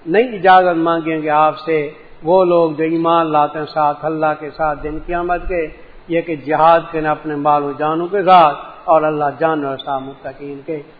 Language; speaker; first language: Urdu; non-native, local second language; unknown